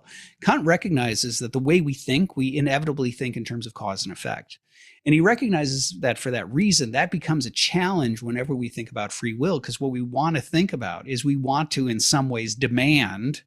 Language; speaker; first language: English; native; English